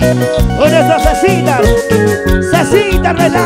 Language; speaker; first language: Spanish; native; Spanish